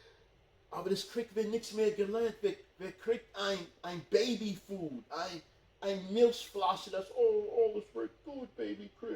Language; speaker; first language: German; non-native, fluent; English